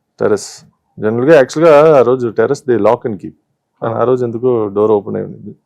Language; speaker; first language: Telugu; native; Telugu